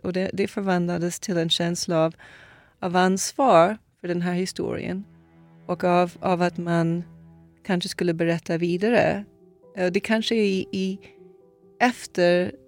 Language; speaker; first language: Swedish; non-native, fluent; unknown